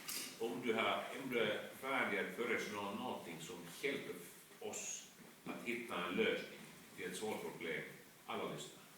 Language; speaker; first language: Swedish; non-native, fluent; Finnish